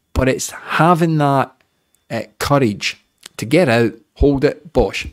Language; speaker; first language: English; native; English